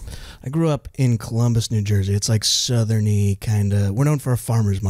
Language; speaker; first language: English; native; English